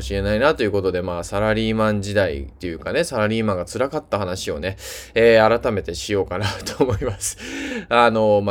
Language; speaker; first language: Japanese; native; Japanese